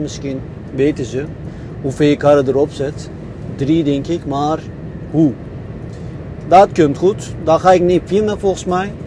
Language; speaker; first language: Dutch; non-native, fluent; Turkish